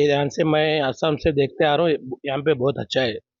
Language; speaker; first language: Hindi; non-native, local second language; Assamese